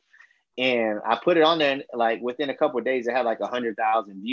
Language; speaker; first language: English; native; English